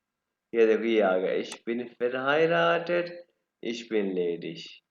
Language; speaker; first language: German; non-native, learner; Urdu